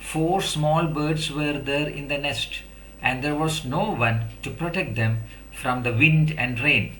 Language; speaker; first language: English; non-native, local second language; Malayalam